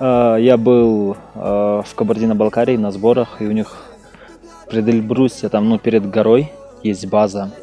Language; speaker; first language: Russian; native; Russian